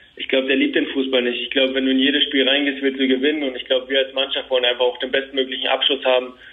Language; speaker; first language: German; native; German